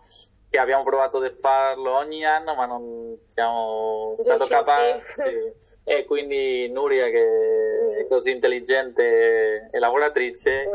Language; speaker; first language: Italian; non-native, fluent; Catalan